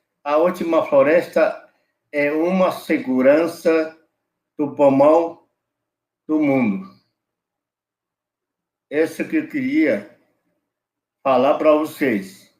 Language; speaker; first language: Portuguese; non-native, local second language; Yanomámi